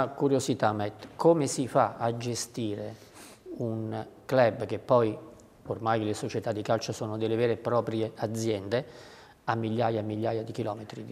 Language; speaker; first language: Italian; native; Italian